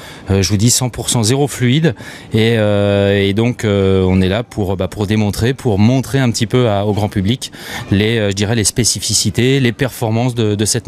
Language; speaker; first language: French; native; French